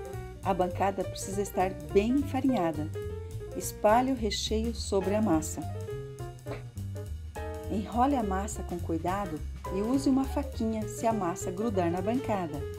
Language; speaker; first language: Portuguese; native; Portuguese